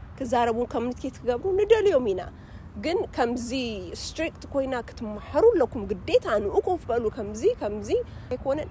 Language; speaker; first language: Tigrinya; early bilingual, heritage; Tigrinya